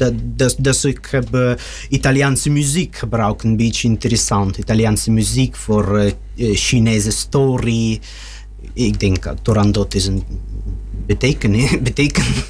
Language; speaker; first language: Dutch; non-native, learner; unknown